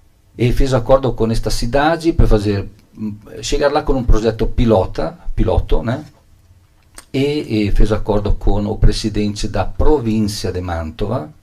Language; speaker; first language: Portuguese; non-native, learner; Italian